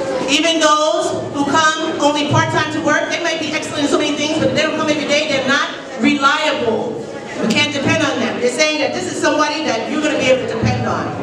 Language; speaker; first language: English; native; English